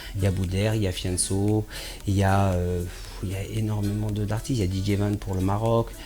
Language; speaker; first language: French; native; French